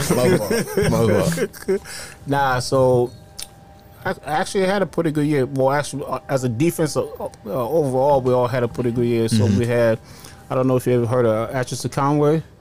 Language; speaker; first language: English; early bilingual, other home language; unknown